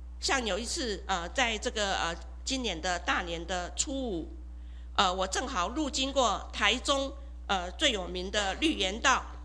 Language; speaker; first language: Chinese; native; Chinese